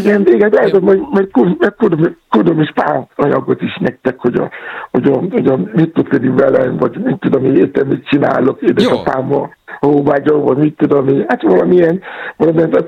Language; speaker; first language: Hungarian; non-native, fluent; Yoruba